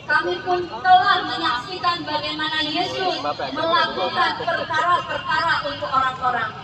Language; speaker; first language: Indonesian; native; Indonesian